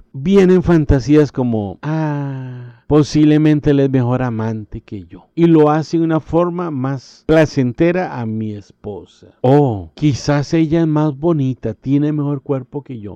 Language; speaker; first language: Spanish; native; Spanish